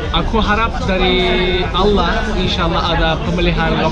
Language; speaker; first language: Indonesian; non-native, learner; Turkish